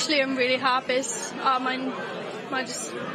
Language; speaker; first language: Welsh; non-native, local second language; English